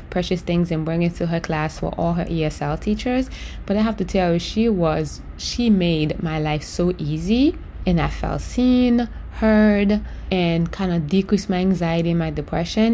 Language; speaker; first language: English; non-native, fluent; Haitian Creole